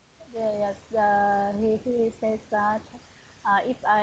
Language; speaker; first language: English; non-native, learner; Vietnamese